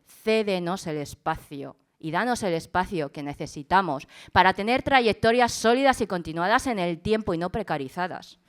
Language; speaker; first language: Spanish; early bilingual, other home language; Chinese